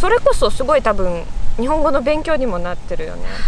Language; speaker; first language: Japanese; non-native, fluent; Russian